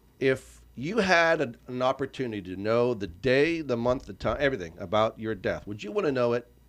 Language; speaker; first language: English; native; English